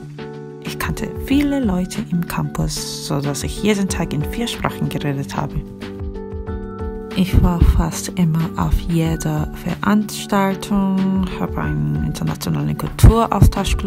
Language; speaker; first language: German; non-native, fluent; Korean